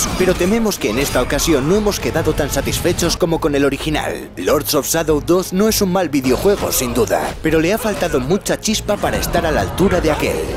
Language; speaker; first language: Spanish; native; Spanish